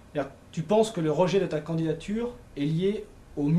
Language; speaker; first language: French; native; French